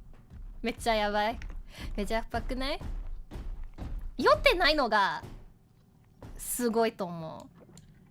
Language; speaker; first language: Japanese; non-native, learner; English